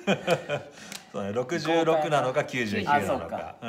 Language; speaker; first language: Japanese; native; Japanese